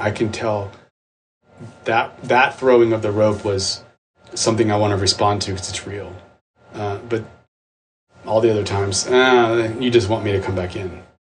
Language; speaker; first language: English; native; English